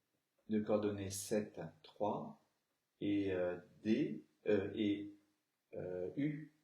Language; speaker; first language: French; native; French